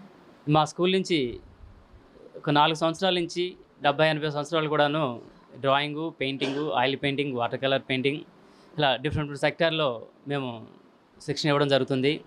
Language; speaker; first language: Telugu; native; Telugu